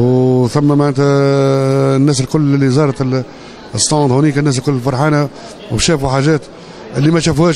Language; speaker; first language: Arabic; native; Arabic